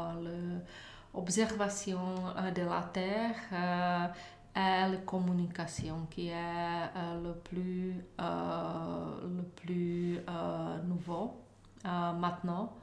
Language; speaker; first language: French; non-native, learner; Czech